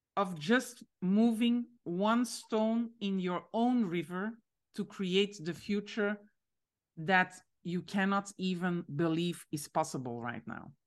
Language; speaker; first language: English; non-native, fluent; French